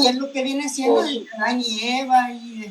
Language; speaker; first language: Spanish; native; Spanish